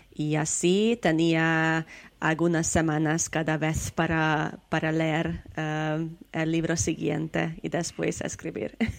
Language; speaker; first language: Spanish; non-native, learner; Hungarian